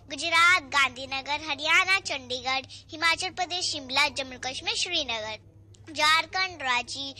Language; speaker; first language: Hindi; native; Hindi